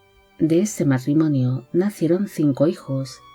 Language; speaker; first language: Spanish; native; Spanish